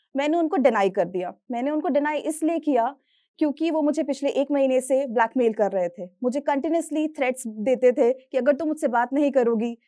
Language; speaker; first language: Hindi; native; Hindi